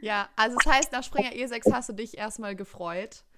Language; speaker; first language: German; native; German